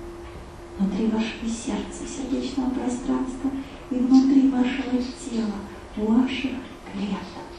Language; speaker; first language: Russian; native; Russian